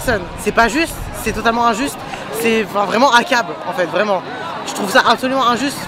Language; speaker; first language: French; native; French